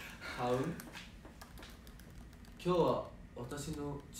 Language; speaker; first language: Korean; non-native, learner; Japanese